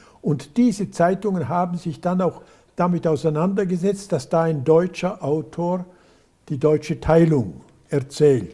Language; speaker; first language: German; native; German